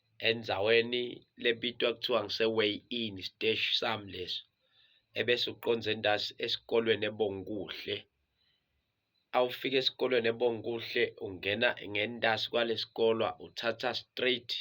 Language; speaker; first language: Zulu; non-native, local second language; Swati